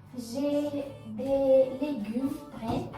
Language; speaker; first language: French; non-native, learner; Russian